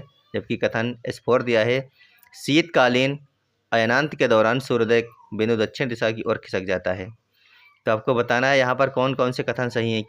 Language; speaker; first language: Hindi; native; Hindi